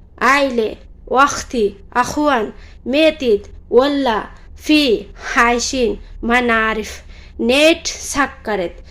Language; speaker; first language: Arabic; non-native, learner; Bangla